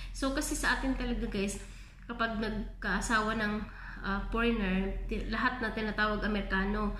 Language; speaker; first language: Filipino; non-native, local second language; Cebuano